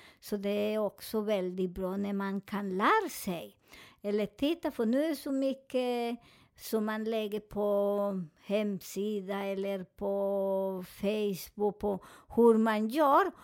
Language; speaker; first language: Swedish; non-native, fluent; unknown